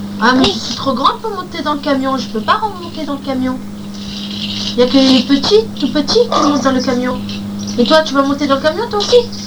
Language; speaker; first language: French; native; French